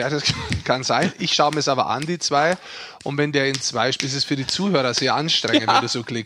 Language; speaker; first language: German; native; German